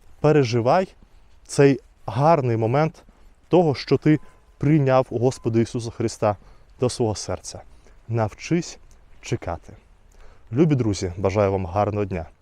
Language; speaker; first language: Ukrainian; non-native, fluent; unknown